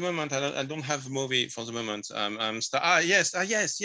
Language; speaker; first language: English; non-native, learner; French